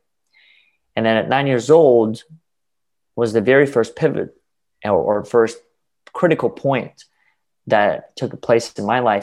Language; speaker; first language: English; early bilingual, other home language; Russian